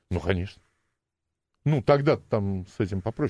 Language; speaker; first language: Russian; native; Russian